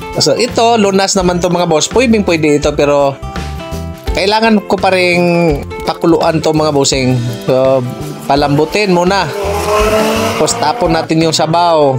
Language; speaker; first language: Filipino; non-native, local second language; Cebuano